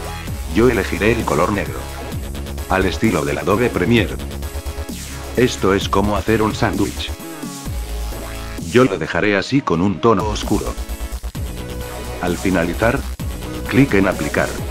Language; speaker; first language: Spanish; native; Spanish